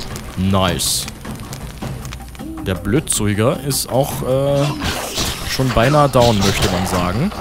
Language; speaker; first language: German; native; German